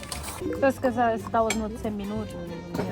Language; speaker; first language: German; non-native, fluent; Korean